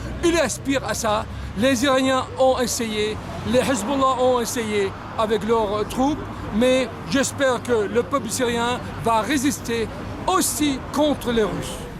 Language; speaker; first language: French; non-native, fluent; Arabic